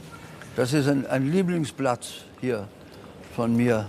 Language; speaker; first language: German; native; German